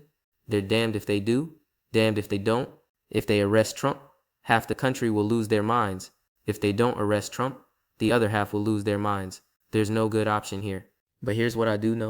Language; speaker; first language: English; native; English